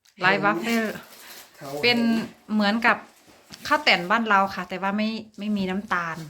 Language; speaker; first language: Thai; native; Thai